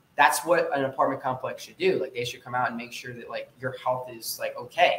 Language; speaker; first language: English; native; English